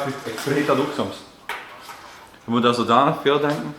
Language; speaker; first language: Dutch; native; Dutch